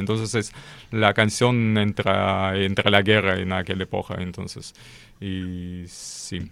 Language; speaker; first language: Spanish; non-native, learner; Russian